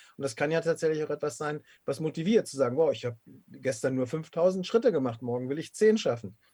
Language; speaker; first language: German; native; German